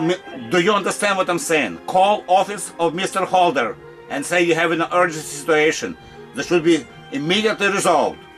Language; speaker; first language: English; non-native, learner; Russian